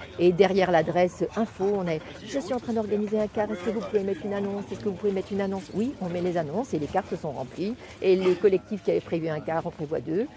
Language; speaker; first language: French; native; French